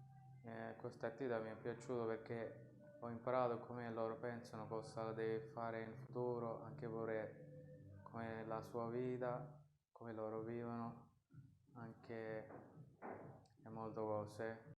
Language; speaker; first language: Italian; non-native, learner; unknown